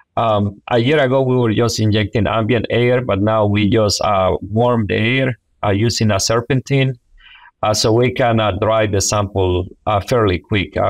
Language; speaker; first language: English; non-native, fluent; Spanish